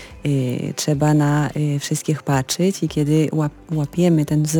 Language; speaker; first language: Polish; non-native, fluent; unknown